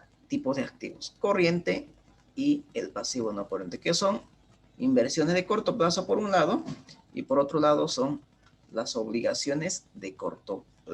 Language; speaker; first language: Spanish; native; Spanish